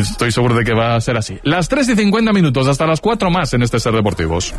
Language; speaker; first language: Spanish; native; Spanish